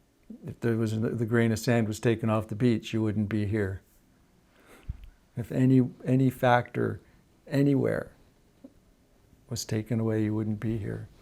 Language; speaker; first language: English; native; English